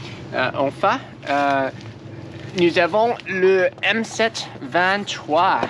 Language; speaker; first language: French; non-native, learner; English